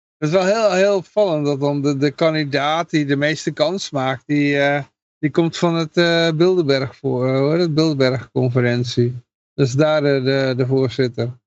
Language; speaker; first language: Dutch; native; Dutch